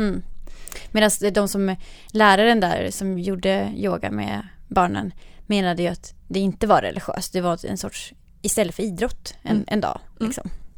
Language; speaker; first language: Swedish; native; Swedish